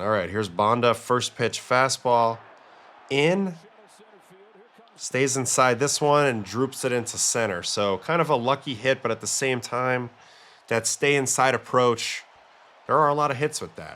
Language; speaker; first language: English; native; English